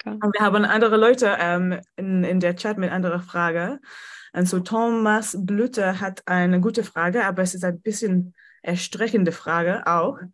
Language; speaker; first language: German; non-native, learner; English